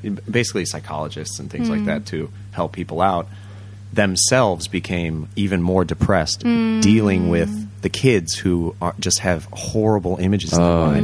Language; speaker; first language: English; early bilingual, other home language; Japanese